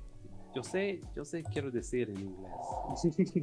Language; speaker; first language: Spanish; non-native, learner; English